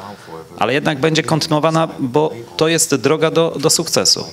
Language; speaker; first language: Polish; native; Polish